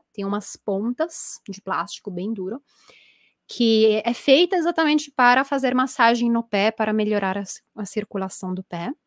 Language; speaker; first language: Portuguese; non-native, fluent; Italian